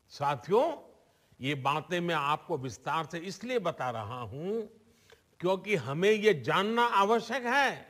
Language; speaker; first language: Hindi; non-native, local second language; Gujarati